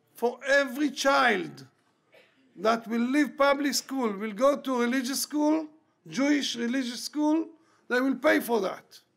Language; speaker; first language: English; non-native, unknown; Hebrew